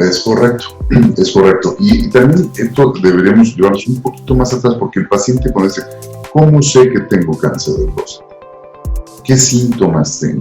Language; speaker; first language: Spanish; native; Spanish